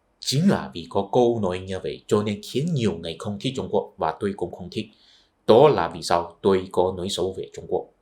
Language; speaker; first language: Vietnamese; non-native, fluent; Chinese